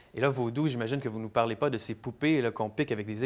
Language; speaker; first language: French; native; French